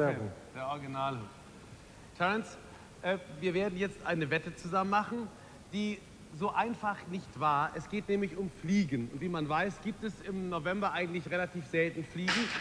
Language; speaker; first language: German; native; German